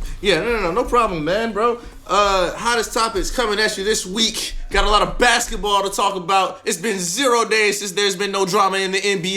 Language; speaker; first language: English; native; English